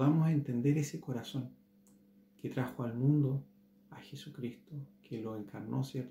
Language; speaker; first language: Spanish; native; Spanish